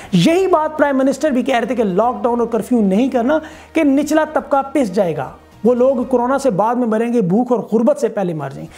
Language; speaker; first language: Urdu; native; Urdu